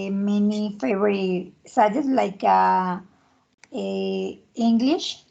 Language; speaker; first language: English; non-native, learner; Spanish